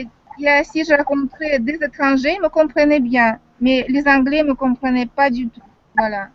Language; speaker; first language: French; non-native, fluent; Russian